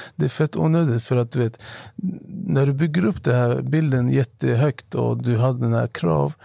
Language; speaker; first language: Swedish; non-native, fluent; Arabic